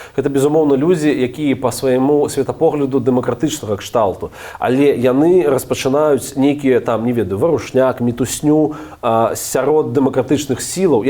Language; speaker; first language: Belarusian; non-native, local second language; Russian